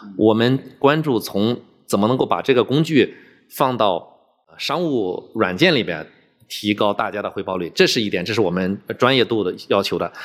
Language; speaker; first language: Chinese; native; Chinese